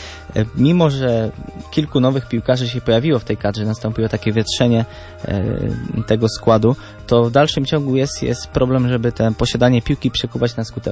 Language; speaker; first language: Polish; native; Polish